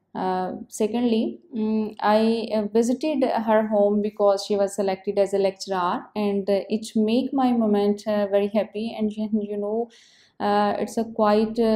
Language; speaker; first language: English; non-native, local second language; Punjabi